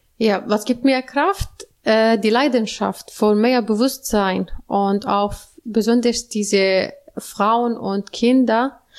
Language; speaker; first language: German; non-native, learner; Arabic